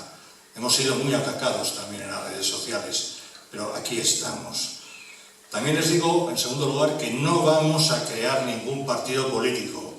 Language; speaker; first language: Spanish; native; Spanish